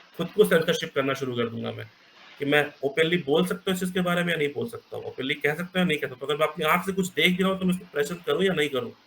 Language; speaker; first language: Hindi; native; Hindi